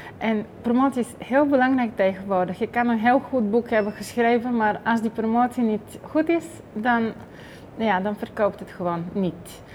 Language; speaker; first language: Dutch; non-native, fluent; Bulgarian